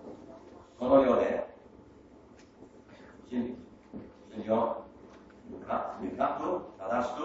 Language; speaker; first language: Japanese; non-native, fluent; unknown